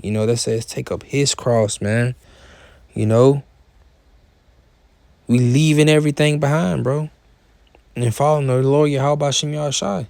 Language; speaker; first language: English; native; English